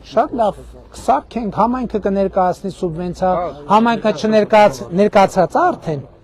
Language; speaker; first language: Armenian; native; Armenian